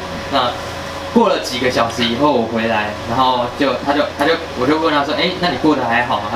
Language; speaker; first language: Chinese; native; Chinese